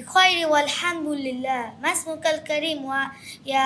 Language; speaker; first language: Arabic; non-native, learner; Bangla